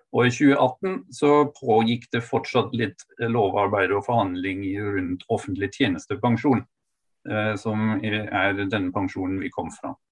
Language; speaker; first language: Norwegian; non-native, fluent; German